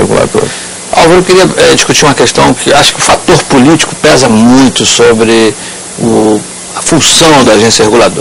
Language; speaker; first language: Portuguese; native; Portuguese